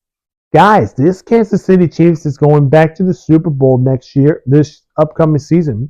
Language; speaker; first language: English; early bilingual, other home language; Spanish